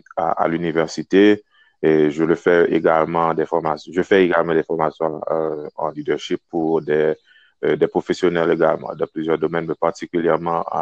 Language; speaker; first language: French; non-native, local second language; Haitian Creole